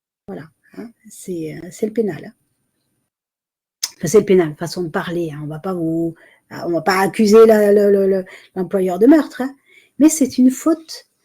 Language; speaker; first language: French; native; French